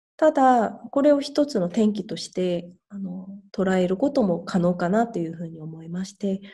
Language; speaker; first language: Japanese; non-native, fluent; Korean